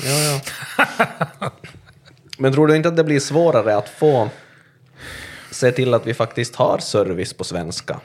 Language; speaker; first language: Swedish; native; Swedish